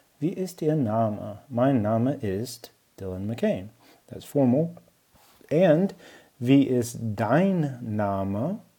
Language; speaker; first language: German; non-native, learner; English